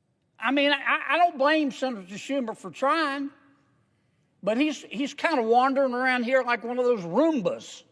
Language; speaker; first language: English; native; English